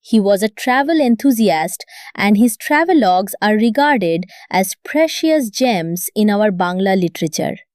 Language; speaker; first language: English; non-native, local second language; Bangla